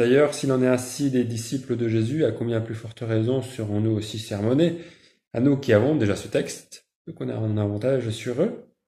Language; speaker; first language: French; native; French